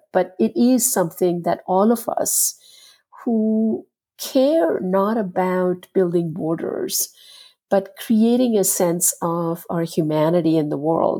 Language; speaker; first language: English; non-native, local second language; Gujarati